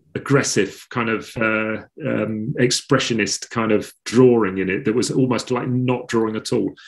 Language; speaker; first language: English; native; English